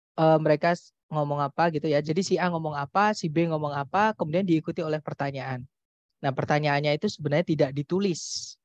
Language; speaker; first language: Indonesian; native; Indonesian